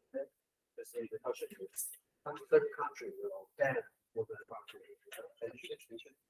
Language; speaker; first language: English; non-native, learner; Chinese